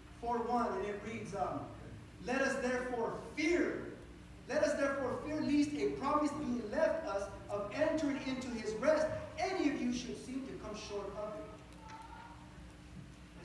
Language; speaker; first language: English; early bilingual, other home language; Spanish